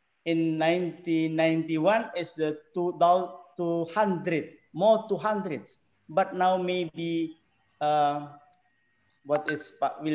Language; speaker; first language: English; non-native, learner; Indonesian